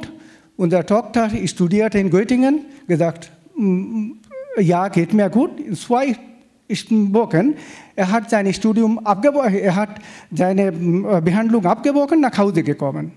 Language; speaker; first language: German; non-native, fluent; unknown